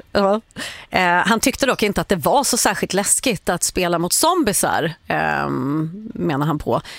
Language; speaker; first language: Swedish; native; Swedish